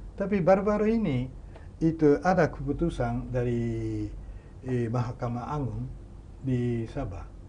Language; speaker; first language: Indonesian; non-native, fluent; Japanese